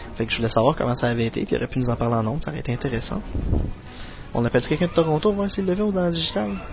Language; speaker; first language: French; native; French